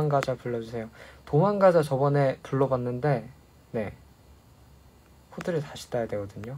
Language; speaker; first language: Korean; native; Korean